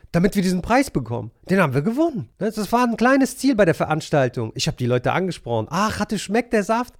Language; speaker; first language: German; early bilingual, other home language; Polish